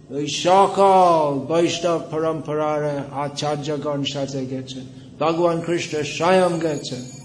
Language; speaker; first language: Bangla; non-native, fluent; English